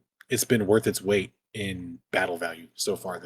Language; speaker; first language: English; native; English